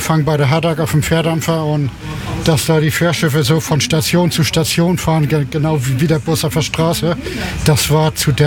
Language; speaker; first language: German; native; German